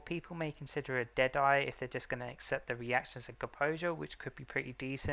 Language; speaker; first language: English; native; English